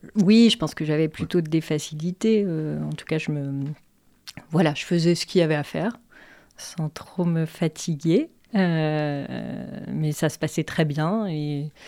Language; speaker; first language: French; native; French